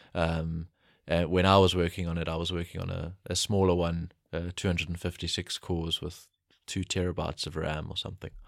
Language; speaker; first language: English; native; English